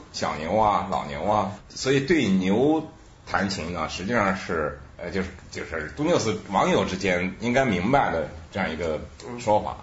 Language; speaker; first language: Chinese; native; Chinese